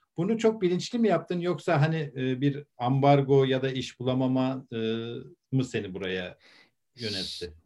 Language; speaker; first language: Turkish; native; Turkish